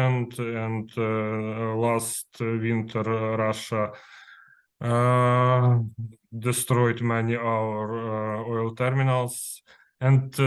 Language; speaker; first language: English; non-native, learner; Ukrainian